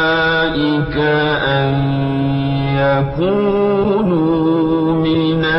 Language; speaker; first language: Arabic; native; Arabic